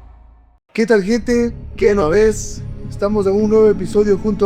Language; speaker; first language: Spanish; native; Spanish